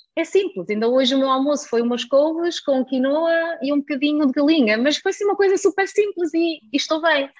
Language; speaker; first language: Portuguese; early bilingual, heritage; German